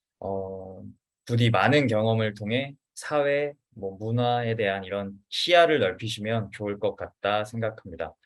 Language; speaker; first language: Korean; native; Korean